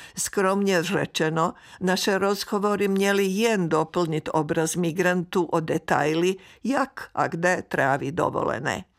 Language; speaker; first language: Czech; native; Czech